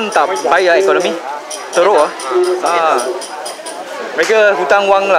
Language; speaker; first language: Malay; non-native, local second language; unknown